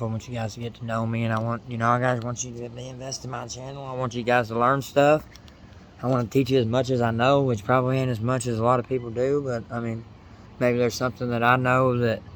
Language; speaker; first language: English; native; English